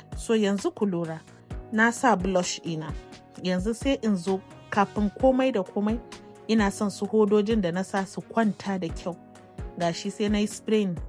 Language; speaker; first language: Hausa; non-native, local second language; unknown